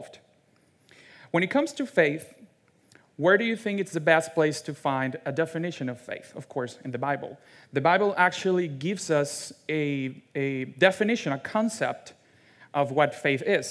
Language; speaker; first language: English; non-native, fluent; Spanish